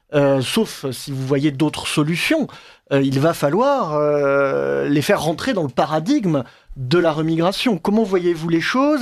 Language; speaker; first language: French; native; French